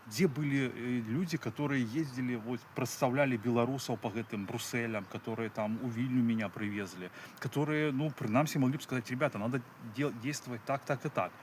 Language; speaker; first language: Russian; non-native, local second language; Belarusian